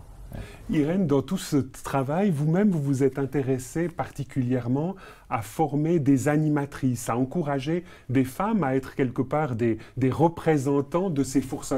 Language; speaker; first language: French; native; French